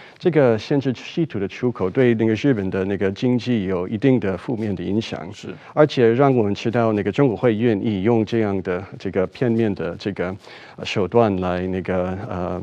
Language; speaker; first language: Chinese; non-native, fluent; English